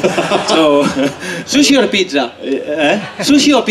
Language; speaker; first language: English; non-native, fluent; Spanish